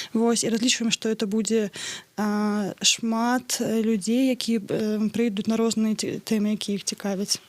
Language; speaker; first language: Belarusian; non-native, local second language; Russian